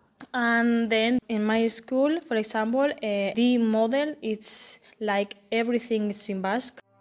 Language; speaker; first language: English; non-native, fluent; Basque